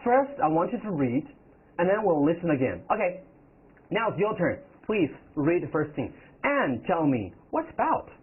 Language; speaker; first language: English; non-native, fluent; Chinese